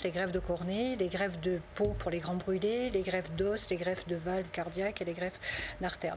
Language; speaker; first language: French; native; French